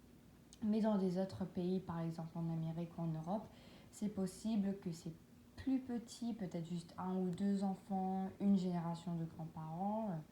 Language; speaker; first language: French; non-native, learner; English